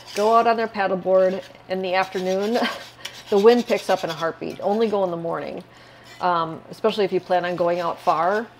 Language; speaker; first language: English; native; English